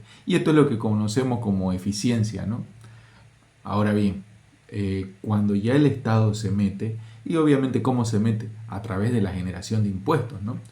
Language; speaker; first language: Spanish; native; Spanish